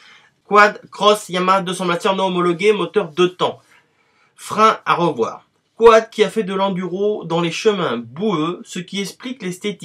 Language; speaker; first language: French; native; French